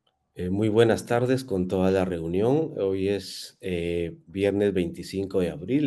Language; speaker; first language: Spanish; native; Spanish